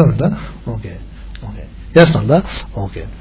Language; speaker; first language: Russian; non-native, learner; Tibetan